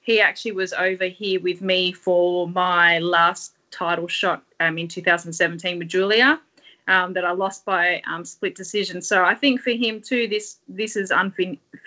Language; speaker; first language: English; native; English